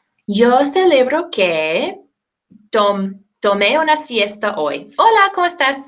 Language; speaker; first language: Spanish; non-native, fluent; English